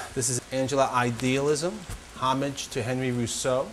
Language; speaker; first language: English; native; English